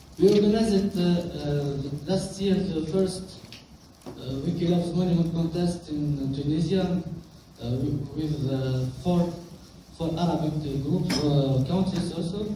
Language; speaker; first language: English; non-native, local second language; Arabic